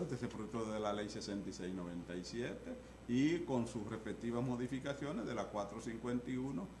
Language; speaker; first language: Spanish; native; Spanish